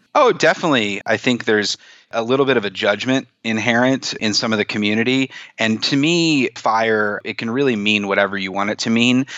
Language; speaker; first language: English; native; English